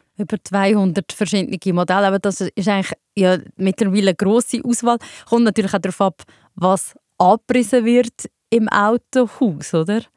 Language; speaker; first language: German; native; German